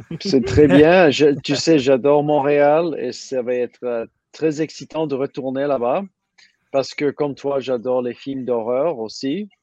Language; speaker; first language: French; non-native, learner; English